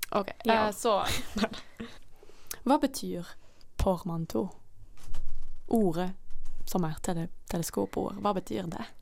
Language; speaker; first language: Norwegian; non-native, fluent; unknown